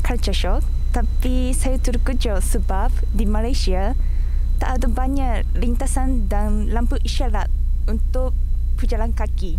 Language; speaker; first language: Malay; non-native, fluent; Japanese